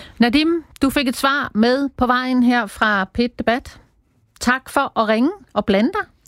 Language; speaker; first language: Danish; native; Danish